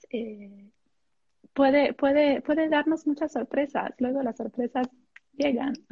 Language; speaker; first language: Spanish; non-native, fluent; Italian